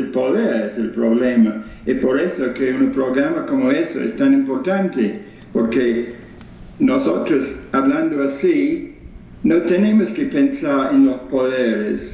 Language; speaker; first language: Spanish; non-native, fluent; English